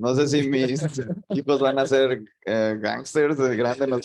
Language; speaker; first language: Spanish; native; Spanish